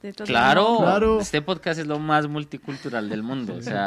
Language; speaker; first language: Spanish; native; Spanish